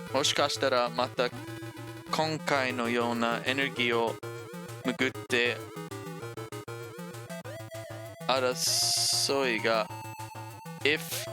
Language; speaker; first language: Japanese; non-native, learner; English